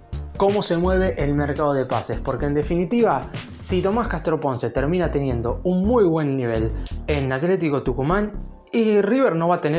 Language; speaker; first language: Spanish; native; Spanish